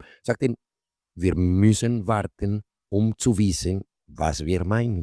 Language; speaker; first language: German; non-native, fluent; Spanish